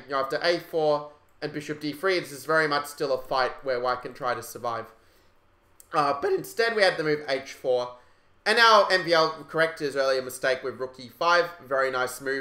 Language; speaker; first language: English; native; English